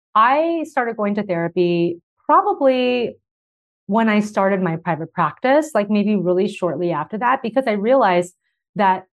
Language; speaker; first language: English; early bilingual, other home language; Chinese